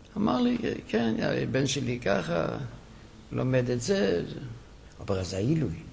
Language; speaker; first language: Hebrew; non-native, local second language; Yiddish